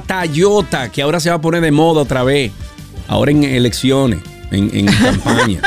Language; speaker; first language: Spanish; native; Spanish